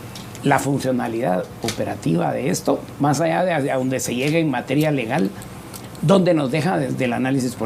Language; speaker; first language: Spanish; native; Spanish